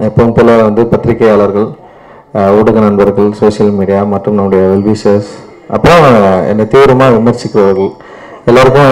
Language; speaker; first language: Tamil; native; Tamil